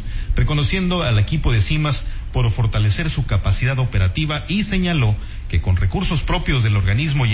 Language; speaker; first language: Spanish; native; Spanish